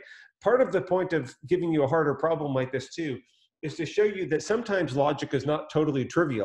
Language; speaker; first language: English; native; English